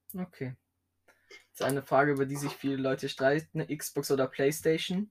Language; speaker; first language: German; native; German